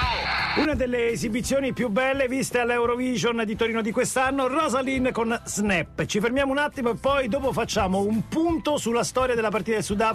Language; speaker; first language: Italian; native; Italian